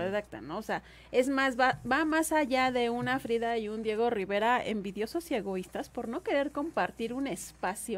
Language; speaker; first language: Spanish; native; Spanish